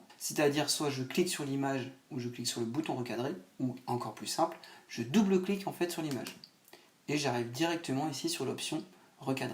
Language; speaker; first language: French; native; French